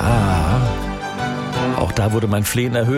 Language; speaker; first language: German; native; German